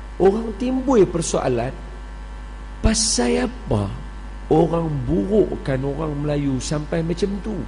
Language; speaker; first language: Malay; native; Malay